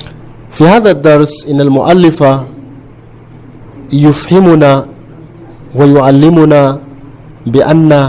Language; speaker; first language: Arabic; non-native, fluent; Hausa